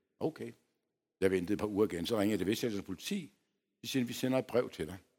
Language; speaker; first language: Danish; early bilingual, other home language; Polish